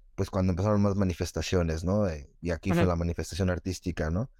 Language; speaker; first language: Spanish; native; Spanish